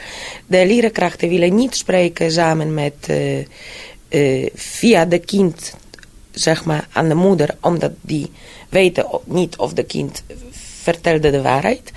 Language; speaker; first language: Dutch; non-native, fluent; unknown